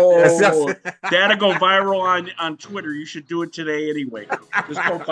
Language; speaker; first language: English; native; English